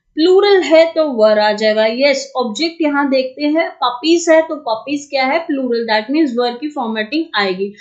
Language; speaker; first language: Hindi; native; Hindi